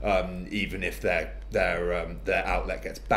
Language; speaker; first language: English; native; English